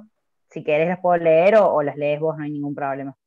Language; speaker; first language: Spanish; native; Spanish